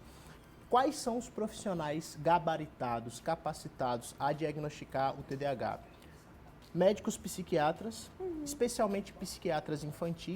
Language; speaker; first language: Portuguese; native; Portuguese